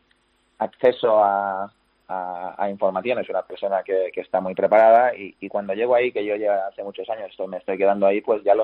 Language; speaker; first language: Spanish; native; Spanish